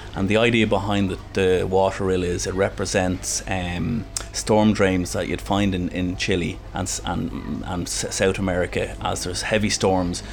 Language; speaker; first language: English; native; English